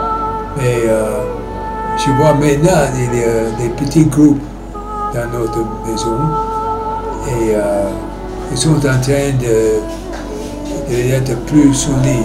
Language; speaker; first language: French; non-native, fluent; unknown